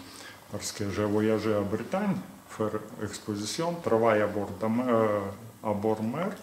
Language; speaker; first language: French; non-native, learner; Belarusian